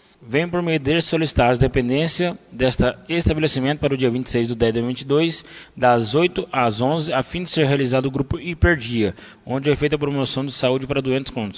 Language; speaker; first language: Portuguese; native; Portuguese